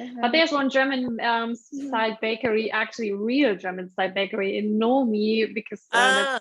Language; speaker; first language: English; non-native, fluent; German